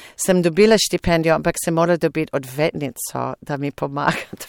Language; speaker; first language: Slovenian; non-native, fluent; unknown